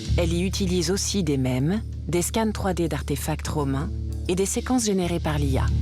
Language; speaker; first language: French; native; French